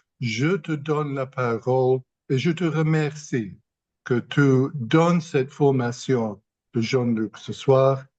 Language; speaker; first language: French; non-native, fluent; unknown